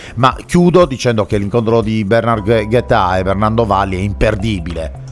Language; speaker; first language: Italian; native; Italian